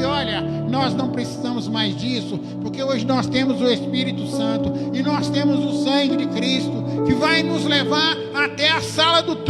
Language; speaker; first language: Portuguese; native; Portuguese